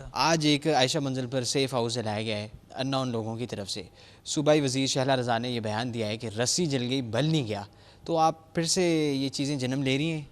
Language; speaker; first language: Urdu; native; Urdu